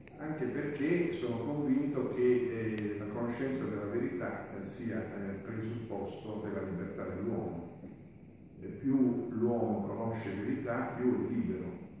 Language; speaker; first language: Italian; native; Italian